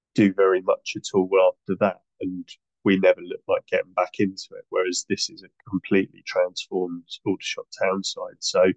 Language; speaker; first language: English; native; English